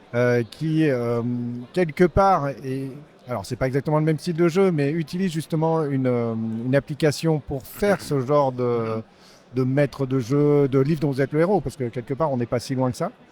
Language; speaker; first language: French; native; French